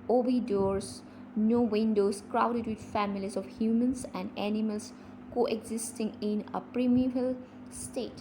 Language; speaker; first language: English; non-native, local second language; Assamese